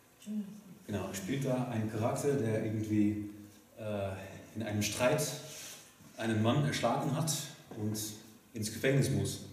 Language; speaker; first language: German; non-native, fluent; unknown